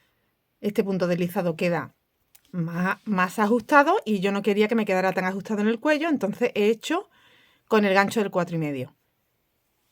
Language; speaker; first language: Spanish; native; Spanish